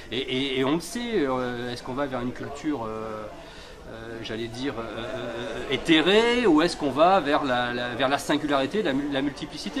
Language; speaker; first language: French; native; French